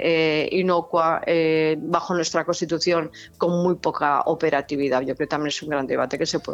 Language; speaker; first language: Spanish; native; Spanish